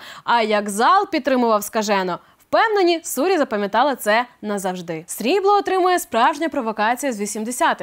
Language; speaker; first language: Ukrainian; native; Ukrainian